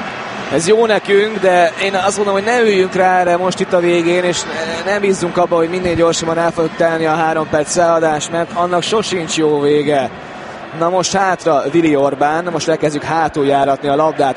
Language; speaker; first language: Hungarian; native; Hungarian